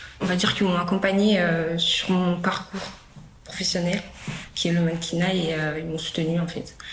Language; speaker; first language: French; early bilingual, other home language; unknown